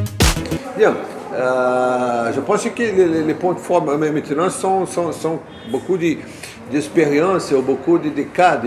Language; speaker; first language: French; non-native, fluent; Portuguese